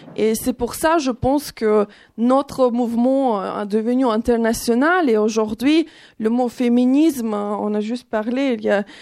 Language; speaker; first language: French; non-native, fluent; Ukrainian